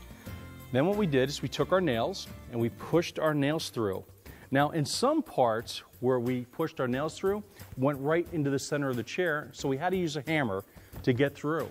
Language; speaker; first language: English; native; English